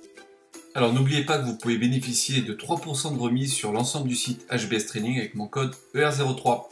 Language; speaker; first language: French; native; French